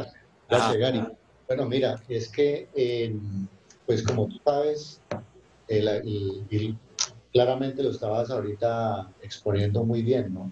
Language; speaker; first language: Spanish; native; Spanish